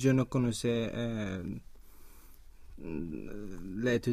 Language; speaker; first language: French; non-native, learner; Spanish